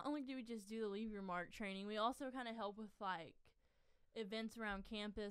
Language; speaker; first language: English; native; English